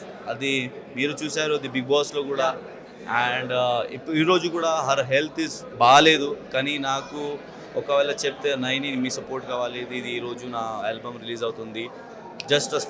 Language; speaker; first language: Telugu; non-native, learner; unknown